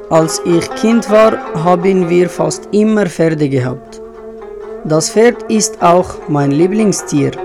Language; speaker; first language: German; non-native, fluent; Persian